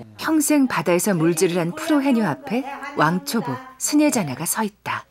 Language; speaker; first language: Korean; native; Korean